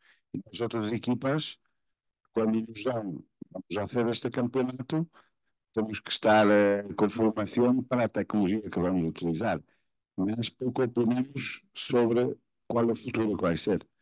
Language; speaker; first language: Spanish; non-native, fluent; Portuguese